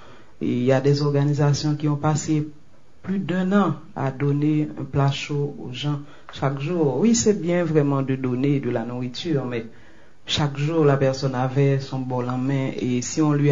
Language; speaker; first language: French; non-native, local second language; Haitian Creole